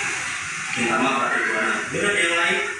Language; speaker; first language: Indonesian; native; Indonesian